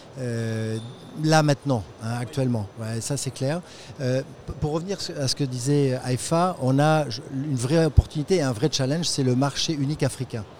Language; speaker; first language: French; native; French